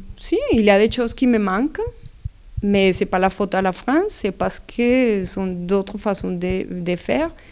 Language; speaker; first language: French; non-native, fluent; Spanish